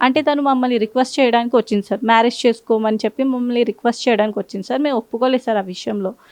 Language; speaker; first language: Telugu; non-native, local second language; Urdu